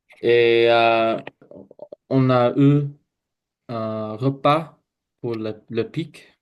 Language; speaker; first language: French; non-native, learner; English